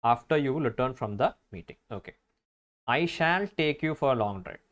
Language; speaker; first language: English; non-native, local second language; Malayalam